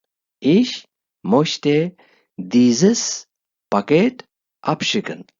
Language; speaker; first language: German; non-native, fluent; Urdu